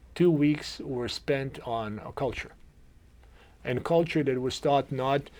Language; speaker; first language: English; non-native, fluent; Croatian